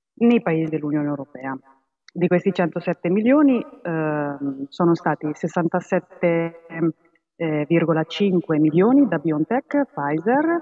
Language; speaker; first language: Italian; native; Italian